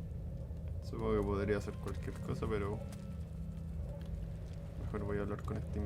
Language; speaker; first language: Spanish; native; Spanish